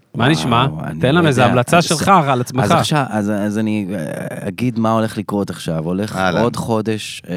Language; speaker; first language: Hebrew; native; Hebrew